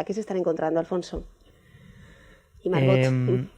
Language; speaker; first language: Spanish; native; Spanish